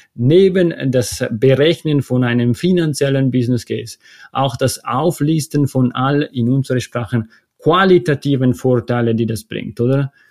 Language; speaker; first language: German; non-native, local second language; Italian